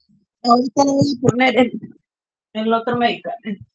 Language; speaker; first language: Spanish; native; Spanish